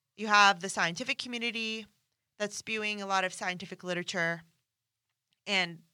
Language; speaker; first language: English; non-native, fluent; Persian